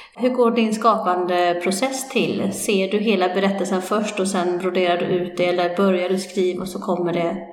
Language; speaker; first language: Swedish; early bilingual, other home language; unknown